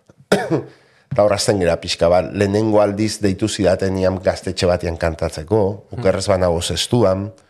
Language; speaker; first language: Basque; non-native, local second language; Spanish